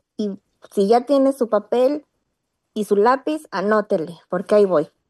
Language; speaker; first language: Spanish; native; Spanish